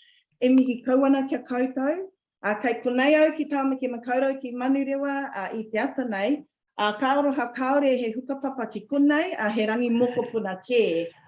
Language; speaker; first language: Māori; non-native, local second language; English